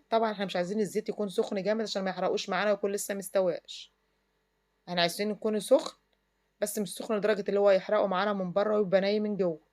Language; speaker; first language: Arabic; native; Arabic